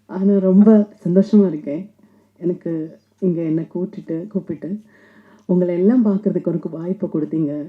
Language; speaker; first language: Tamil; non-native, local second language; Malayalam